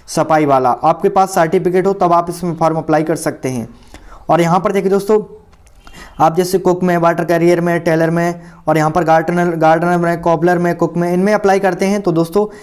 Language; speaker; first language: Hindi; native; Hindi